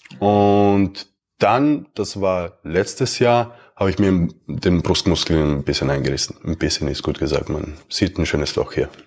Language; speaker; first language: German; early bilingual, other home language; Romanian